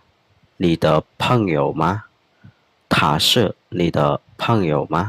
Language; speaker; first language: Chinese; non-native, fluent; Khmer